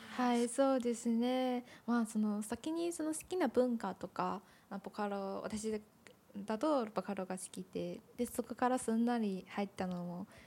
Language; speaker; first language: Japanese; non-native, fluent; Chinese